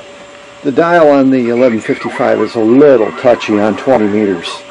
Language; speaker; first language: English; native; English